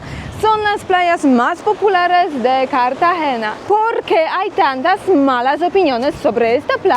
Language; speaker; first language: Spanish; non-native, fluent; Polish